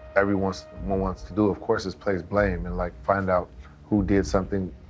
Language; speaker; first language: English; native; English